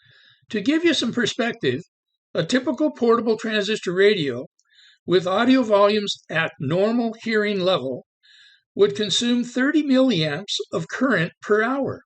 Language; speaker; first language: English; native; English